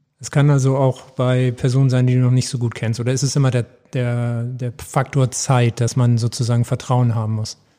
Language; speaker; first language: German; native; German